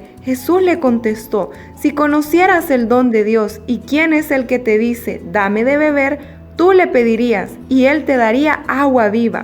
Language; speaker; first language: Spanish; native; Spanish